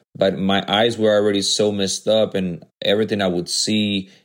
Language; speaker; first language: English; early bilingual, other home language; Spanish